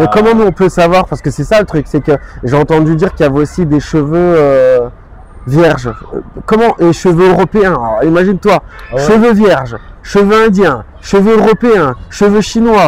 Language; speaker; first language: French; native; French